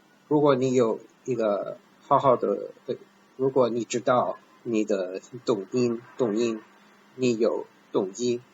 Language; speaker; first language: Chinese; non-native, fluent; English